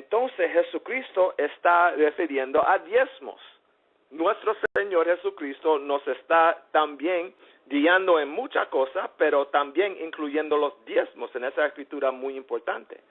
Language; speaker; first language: Spanish; early bilingual, heritage; English